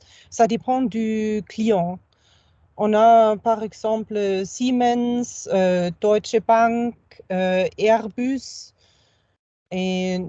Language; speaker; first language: French; non-native, fluent; German